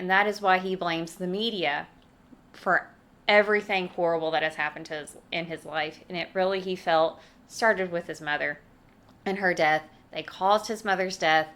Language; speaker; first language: English; native; English